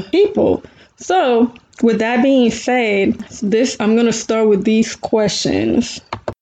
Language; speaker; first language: English; early bilingual, other home language; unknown